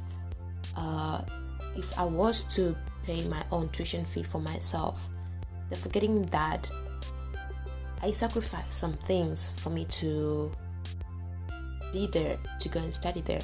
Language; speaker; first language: English; non-native, local second language; Swahili